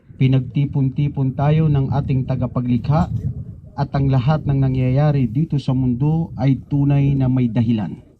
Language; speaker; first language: Filipino; non-native, local second language; Cebuano